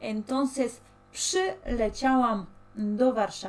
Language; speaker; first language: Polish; non-native, fluent; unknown